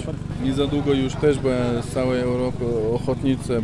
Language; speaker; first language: Polish; non-native, fluent; Chechen